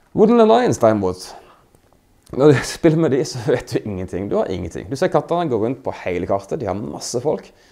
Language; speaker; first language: Norwegian; native; Norwegian